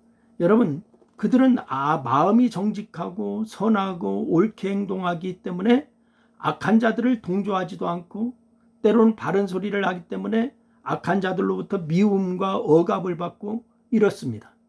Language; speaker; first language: Korean; native; Korean